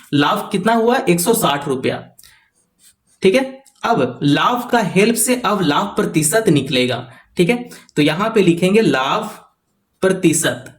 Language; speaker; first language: Hindi; native; Hindi